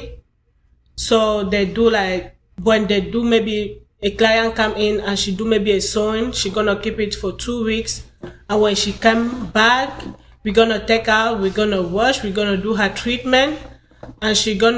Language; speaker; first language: English; non-native, local second language; French